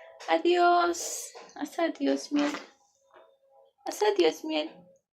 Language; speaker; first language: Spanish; non-native, fluent; Armenian